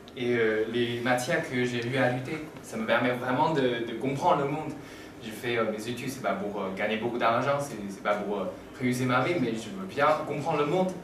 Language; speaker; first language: French; non-native, fluent; Chinese